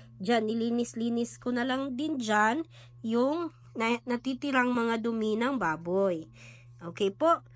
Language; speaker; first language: Filipino; non-native, local second language; Cebuano